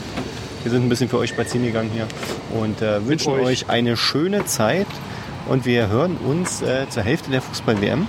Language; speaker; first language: German; native; German